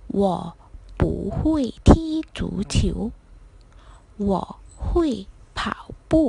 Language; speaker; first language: Chinese; non-native, fluent; Thai